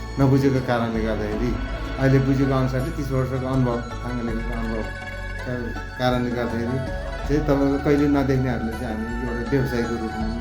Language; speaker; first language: Nepali; non-native, local second language; Eastern Tamang